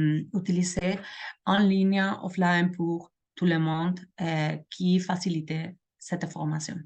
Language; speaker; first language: French; non-native, learner; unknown